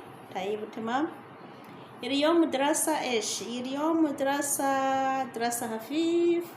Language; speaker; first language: Arabic; non-native, learner; Rundi